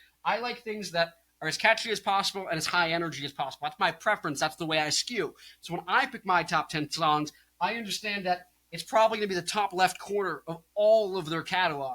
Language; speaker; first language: English; native; English